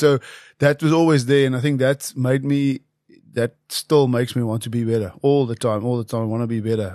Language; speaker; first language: English; non-native, local second language; Afrikaans